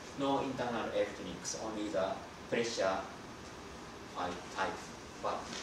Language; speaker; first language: English; non-native, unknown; Japanese